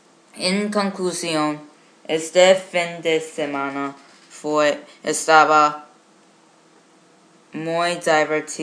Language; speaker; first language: Spanish; non-native, learner; English